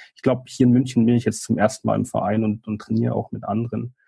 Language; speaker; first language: German; native; German